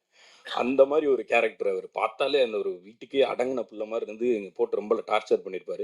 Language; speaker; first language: Tamil; native; Tamil